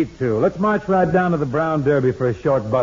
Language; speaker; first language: English; native; English